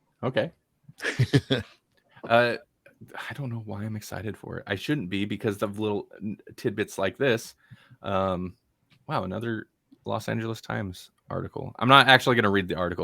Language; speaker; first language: English; native; English